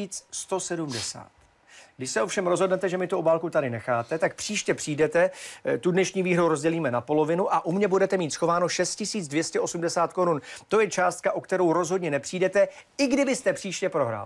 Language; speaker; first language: Czech; native; Czech